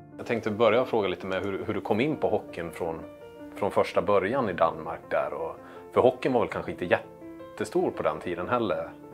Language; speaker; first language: Swedish; native; Swedish